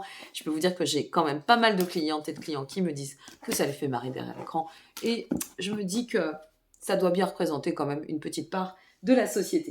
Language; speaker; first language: French; native; French